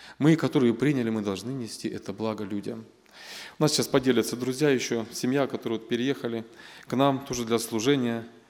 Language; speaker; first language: Russian; non-native, local second language; Armenian